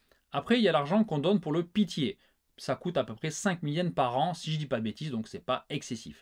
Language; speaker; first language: French; native; French